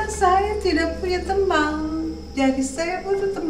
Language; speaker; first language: Indonesian; native; Indonesian